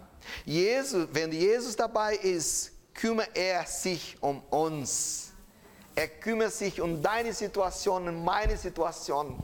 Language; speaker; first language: German; non-native, fluent; Portuguese